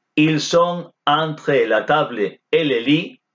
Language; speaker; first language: French; non-native, fluent; Spanish